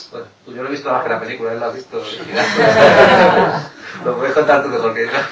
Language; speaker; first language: Spanish; native; Spanish